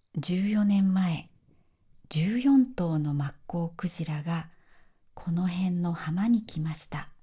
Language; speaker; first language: Japanese; native; Japanese